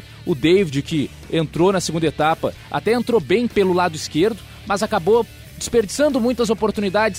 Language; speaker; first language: Portuguese; native; Portuguese